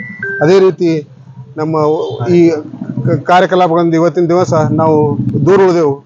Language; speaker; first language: Kannada; native; Kannada